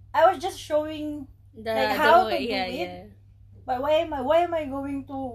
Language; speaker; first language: English; non-native, local second language; Filipino